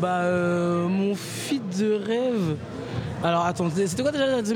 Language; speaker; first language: French; native; French